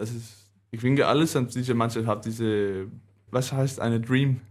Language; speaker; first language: German; non-native, learner; Danish